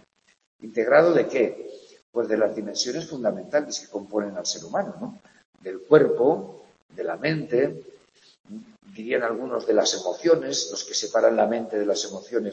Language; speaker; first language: Spanish; native; Spanish